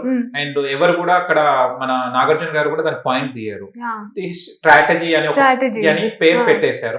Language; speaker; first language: Telugu; native; Telugu